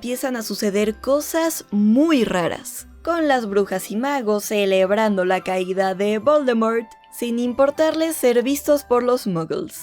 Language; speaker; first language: Spanish; native; Spanish